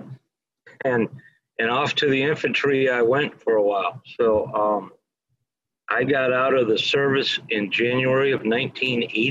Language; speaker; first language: English; native; English